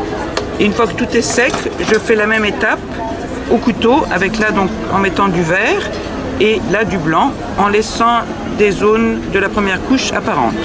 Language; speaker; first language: French; native; French